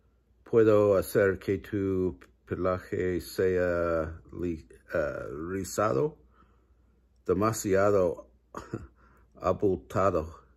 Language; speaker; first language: Spanish; non-native, learner; English